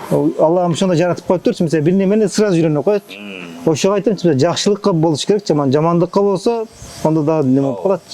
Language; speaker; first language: Kyrgyz; early bilingual, heritage; Kyrgyz